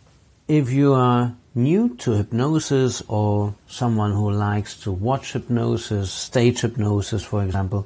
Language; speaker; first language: English; non-native, fluent; German